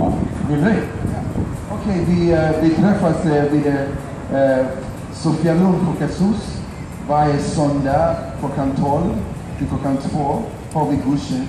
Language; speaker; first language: Swedish; non-native, fluent; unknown